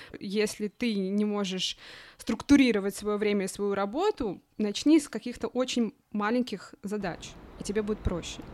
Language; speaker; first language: Russian; native; Russian